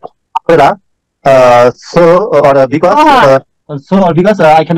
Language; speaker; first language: English; non-native, learner; Bangla